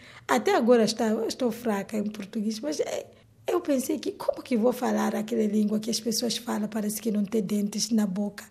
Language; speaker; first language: Portuguese; non-native, learner; Swahili